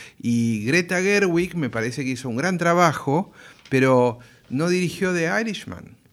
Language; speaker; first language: Spanish; native; Spanish